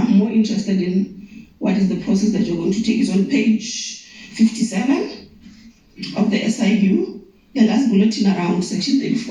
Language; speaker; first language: English; non-native, local second language; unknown